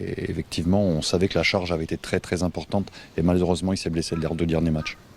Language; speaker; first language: French; native; French